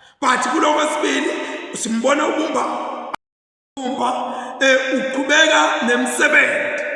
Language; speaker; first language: Zulu; non-native, local second language; Swati